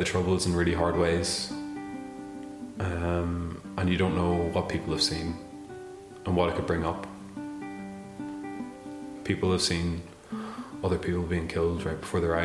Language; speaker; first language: English; native; English